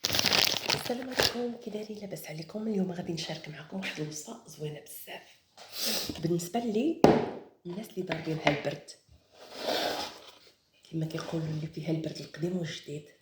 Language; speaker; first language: Arabic; native; Arabic